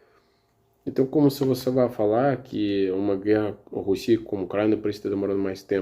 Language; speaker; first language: Portuguese; non-native, learner; Russian